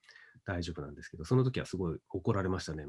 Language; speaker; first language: Japanese; native; Japanese